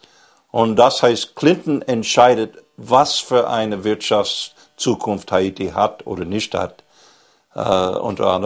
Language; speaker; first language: German; non-native, fluent; English